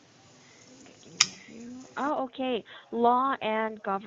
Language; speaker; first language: English; non-native, fluent; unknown